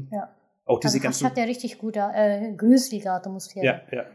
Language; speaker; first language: German; non-native, learner; Japanese